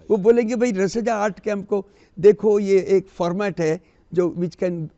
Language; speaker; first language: Hindi; native; Hindi